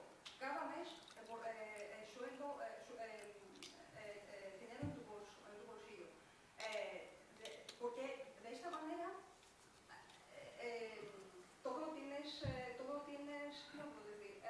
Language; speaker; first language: Spanish; non-native, fluent; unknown